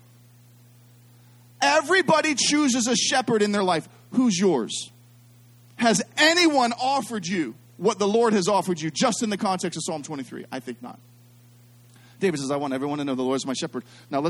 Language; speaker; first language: English; native; English